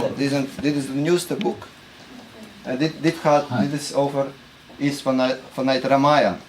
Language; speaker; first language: Dutch; non-native, fluent; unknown